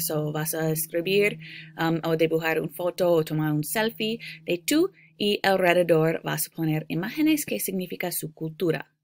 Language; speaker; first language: Spanish; non-native, fluent; English